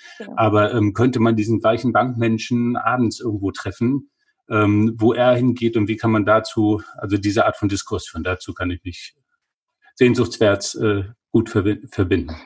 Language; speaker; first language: German; native; German